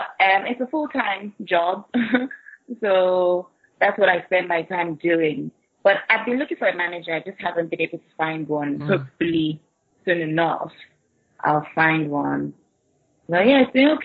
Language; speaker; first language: English; non-native, local second language; Igbo